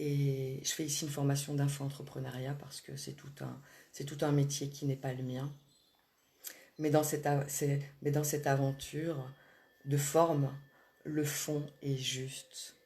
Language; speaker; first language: French; native; French